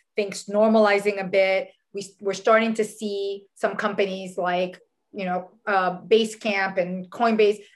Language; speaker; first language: English; early bilingual, other home language; Spanish